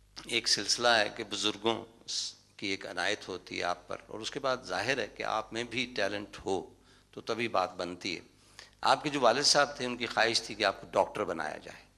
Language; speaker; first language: Urdu; non-native, local second language; Punjabi